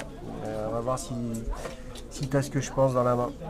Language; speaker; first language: French; native; French